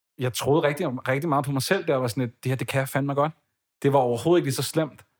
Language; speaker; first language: Danish; native; Danish